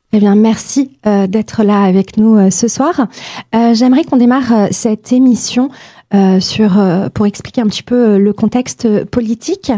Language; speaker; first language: French; native; French